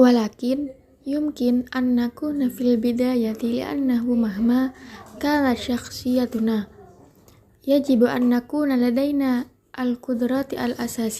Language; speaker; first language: Arabic; non-native, learner; Indonesian